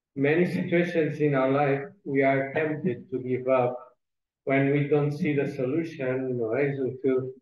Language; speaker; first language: English; non-native, fluent; Portuguese